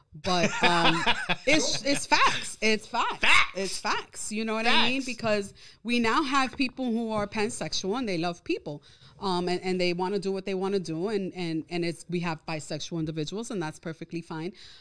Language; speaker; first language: English; early bilingual, other home language; Spanish